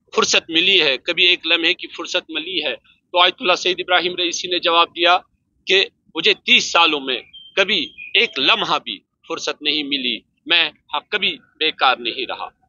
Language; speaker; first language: Urdu; non-native, local second language; Kashmiri